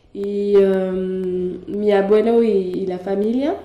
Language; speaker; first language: Spanish; non-native, learner; French